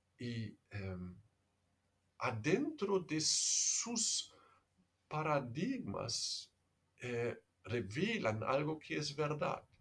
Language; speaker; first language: Spanish; non-native, fluent; German